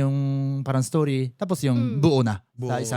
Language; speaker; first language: Filipino; non-native, learner; Japanese